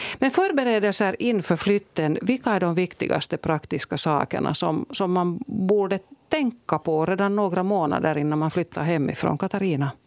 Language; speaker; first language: Swedish; native; Swedish